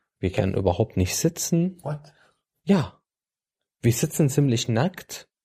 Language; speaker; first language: German; non-native, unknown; Arabic